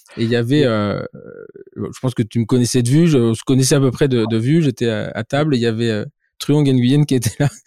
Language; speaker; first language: French; native; French